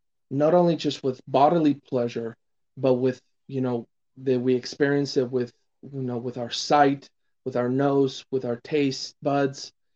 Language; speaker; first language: English; non-native, fluent; Spanish